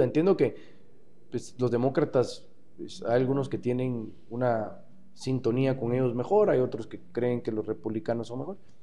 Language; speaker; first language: Spanish; native; Spanish